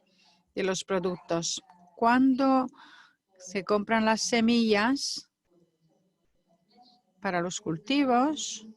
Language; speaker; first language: Spanish; non-native, fluent; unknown